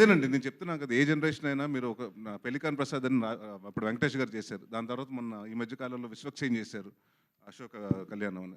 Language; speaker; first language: Telugu; native; Telugu